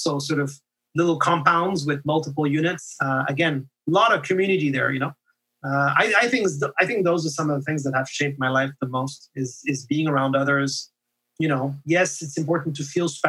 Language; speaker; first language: English; non-native, fluent; French